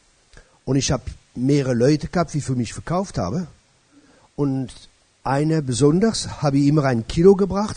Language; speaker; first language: German; non-native, fluent; French